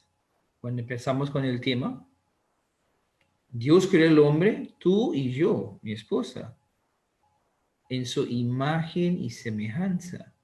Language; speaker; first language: Spanish; non-native, learner; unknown